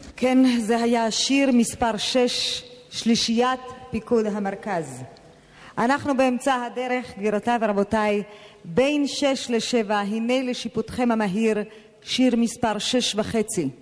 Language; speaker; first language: Hebrew; native; Hebrew